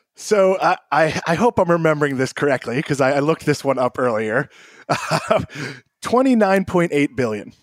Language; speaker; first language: English; native; English